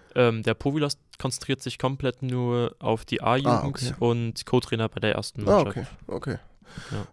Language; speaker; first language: German; native; German